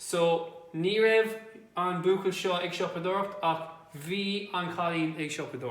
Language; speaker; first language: Irish; non-native, local second language; English